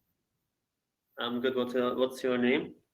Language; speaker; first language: English; non-native, learner; Arabic